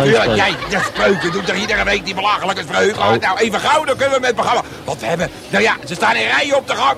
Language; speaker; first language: Dutch; native; Dutch